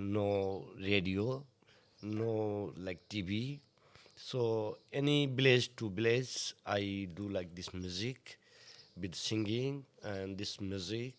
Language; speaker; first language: English; non-native, learner; Hindi